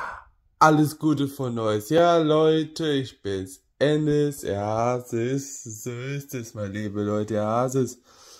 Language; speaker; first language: German; non-native, learner; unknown